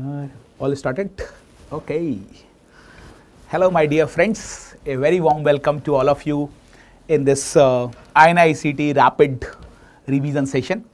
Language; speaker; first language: English; non-native, local second language; Hindi